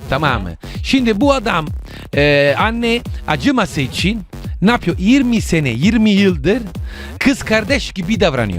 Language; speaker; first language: Turkish; non-native, learner; Italian